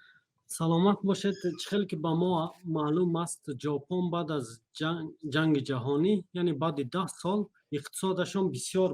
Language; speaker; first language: Persian; non-native, local second language; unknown